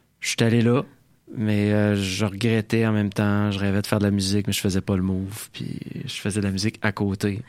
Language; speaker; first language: French; native; French